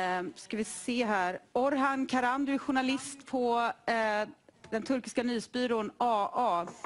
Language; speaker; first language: Swedish; native; Swedish